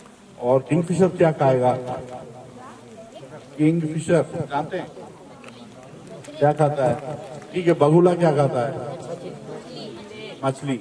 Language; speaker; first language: Hindi; native; Hindi